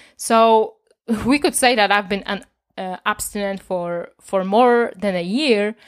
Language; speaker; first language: English; non-native, fluent; Polish